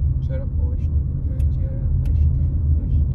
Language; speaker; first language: Italian; early bilingual, other home language; Filipino